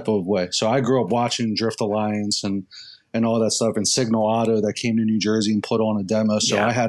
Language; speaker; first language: English; native; English